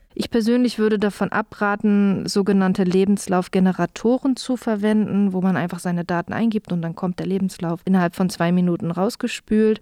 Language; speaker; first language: German; native; German